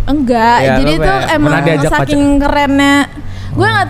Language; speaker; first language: Indonesian; native; Indonesian